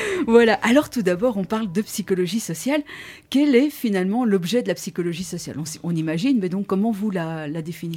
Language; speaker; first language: French; native; French